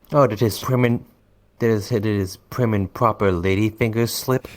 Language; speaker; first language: English; native; English